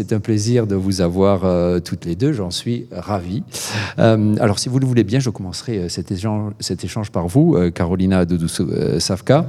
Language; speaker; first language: French; native; French